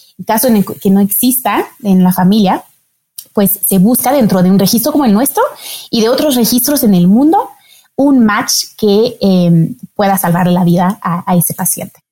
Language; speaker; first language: Spanish; non-native, fluent; French